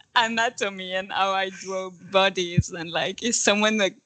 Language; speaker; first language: English; non-native, fluent; French